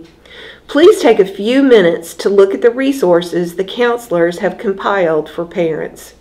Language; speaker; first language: English; native; English